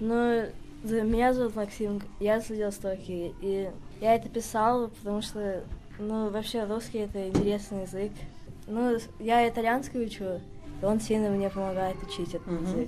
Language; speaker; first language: Russian; early bilingual, other home language; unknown